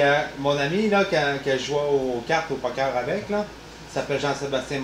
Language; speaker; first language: French; native; French